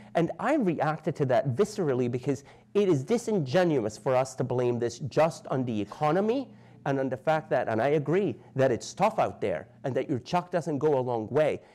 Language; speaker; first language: English; native; English